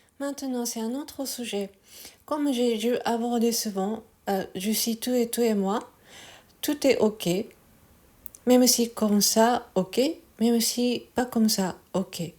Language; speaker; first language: French; non-native, fluent; Japanese